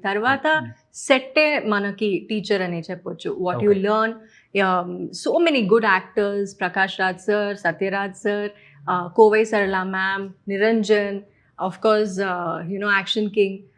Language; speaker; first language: Telugu; non-native, local second language; Tamil